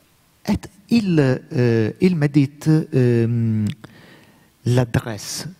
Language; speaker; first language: French; non-native, learner; Italian